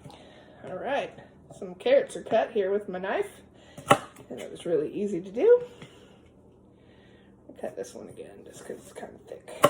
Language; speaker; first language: English; native; English